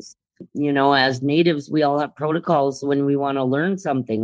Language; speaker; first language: English; native; English